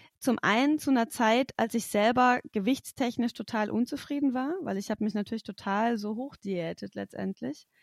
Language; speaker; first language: German; native; German